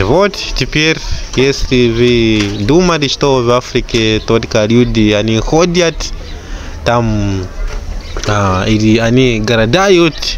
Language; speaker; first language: Russian; non-native, learner; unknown